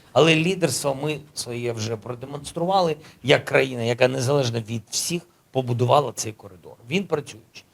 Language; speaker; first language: Ukrainian; native; Ukrainian